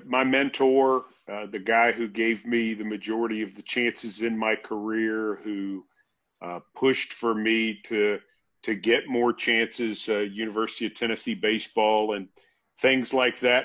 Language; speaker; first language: English; native; English